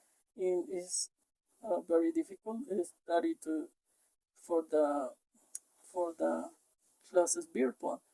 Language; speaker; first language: English; non-native, learner; Spanish